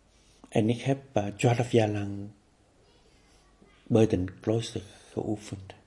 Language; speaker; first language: Dutch; non-native, fluent; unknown